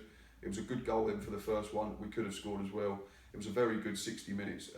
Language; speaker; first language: English; native; English